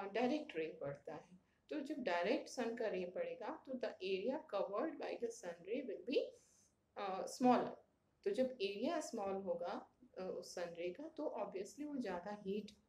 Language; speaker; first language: Hindi; native; Hindi